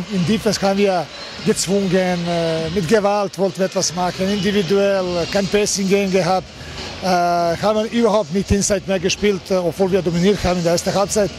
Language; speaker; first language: German; non-native, fluent; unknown